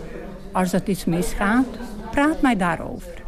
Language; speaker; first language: Dutch; non-native, learner; Bosnian